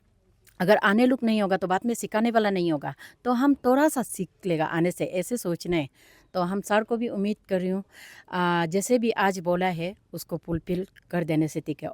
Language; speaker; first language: Hindi; non-native, local second language; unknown